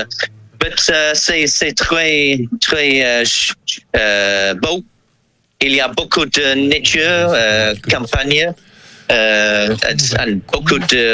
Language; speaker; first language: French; non-native, learner; English